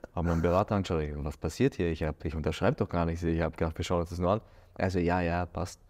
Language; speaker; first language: German; native; German